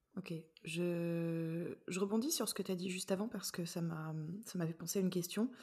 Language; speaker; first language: French; native; French